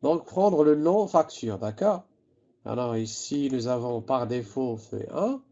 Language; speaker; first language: French; non-native, local second language; Arabic